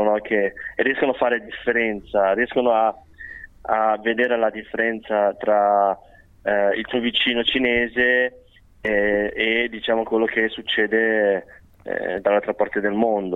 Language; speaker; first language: Italian; early bilingual, other home language; Chinese